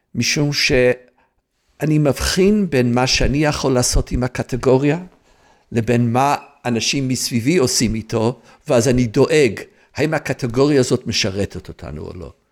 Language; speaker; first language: Hebrew; non-native, fluent; English